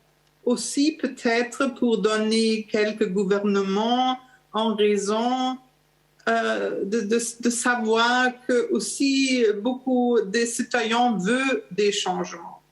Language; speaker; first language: French; non-native, fluent; German